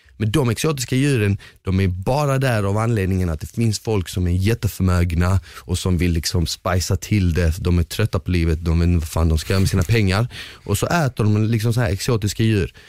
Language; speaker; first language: Swedish; early bilingual, other home language; Bosnian